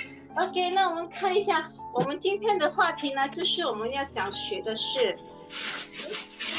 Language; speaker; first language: Chinese; non-native, fluent; Indonesian